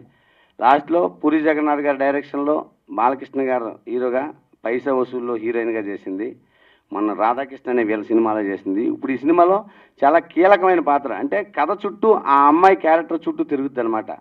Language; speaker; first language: Telugu; native; Telugu